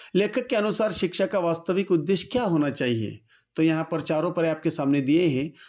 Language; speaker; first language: Hindi; non-native, local second language; Marathi